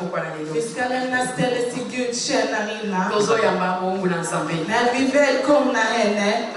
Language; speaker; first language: Swedish; non-native, fluent; Lingala